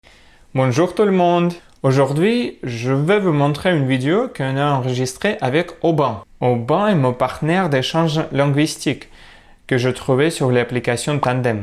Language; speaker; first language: French; non-native, learner; Russian